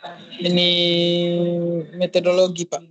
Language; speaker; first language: Indonesian; native; Indonesian